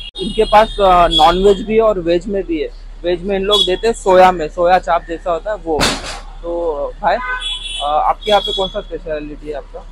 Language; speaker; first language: Hindi; non-native, local second language; Marathi